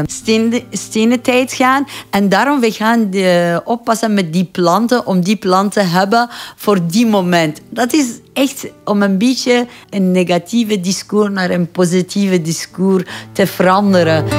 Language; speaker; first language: Dutch; non-native, fluent; Persian